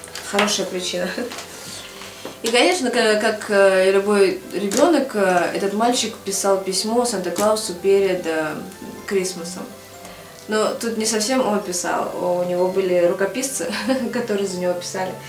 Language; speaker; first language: Russian; native; Russian